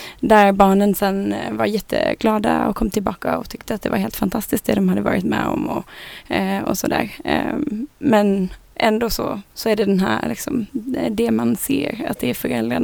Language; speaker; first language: Swedish; native; Swedish